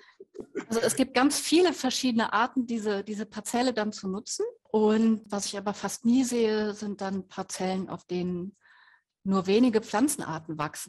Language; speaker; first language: German; native; German